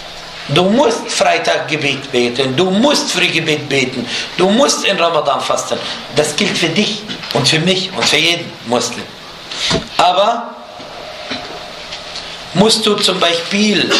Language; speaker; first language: German; non-native, fluent; Arabic